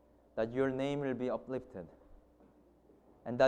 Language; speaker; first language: English; non-native, fluent; Korean